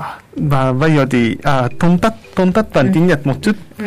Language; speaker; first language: Vietnamese; non-native, fluent; Japanese